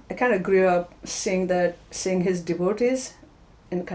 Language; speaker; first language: English; non-native, local second language; Nepali